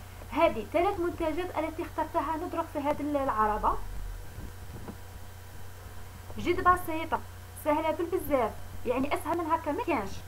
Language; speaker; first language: Arabic; native; Arabic